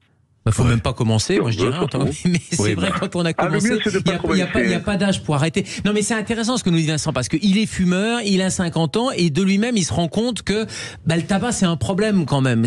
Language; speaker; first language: French; native; French